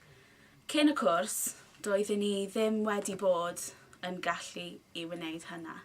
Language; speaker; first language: Welsh; non-native, learner; English